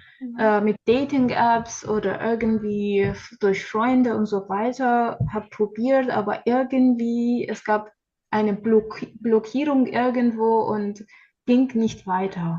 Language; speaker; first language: German; non-native, learner; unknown